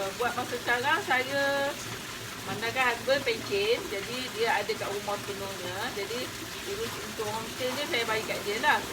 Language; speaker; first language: Malay; native; Malay